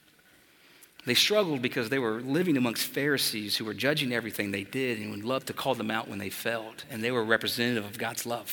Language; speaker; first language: English; native; English